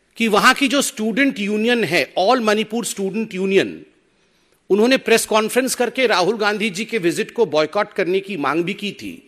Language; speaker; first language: Hindi; non-native, local second language; Odia